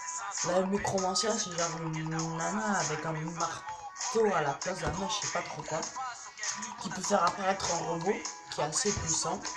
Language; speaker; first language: French; native; French